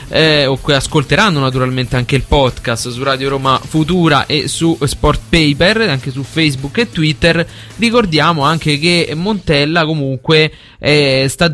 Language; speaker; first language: Italian; native; Italian